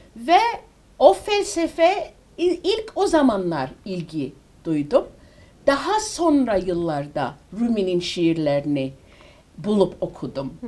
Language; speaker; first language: Turkish; early bilingual, heritage; Turkish